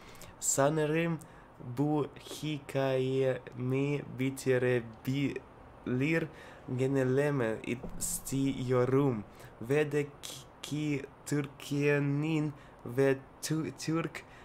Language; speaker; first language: Turkish; non-native, learner; Russian